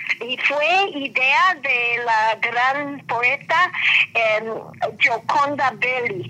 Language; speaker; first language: Spanish; non-native, fluent; English